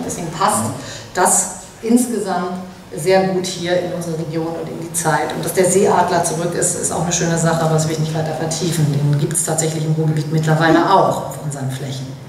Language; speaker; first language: German; native; German